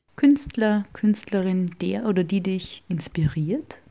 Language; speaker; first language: German; non-native, fluent; English